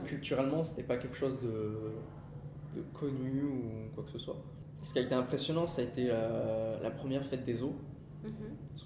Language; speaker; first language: French; native; French